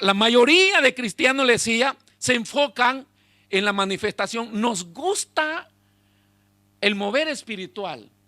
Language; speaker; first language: Spanish; native; Spanish